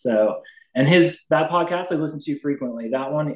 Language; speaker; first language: English; native; English